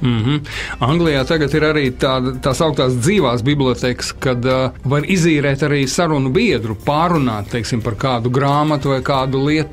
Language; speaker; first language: Latvian; native; Latvian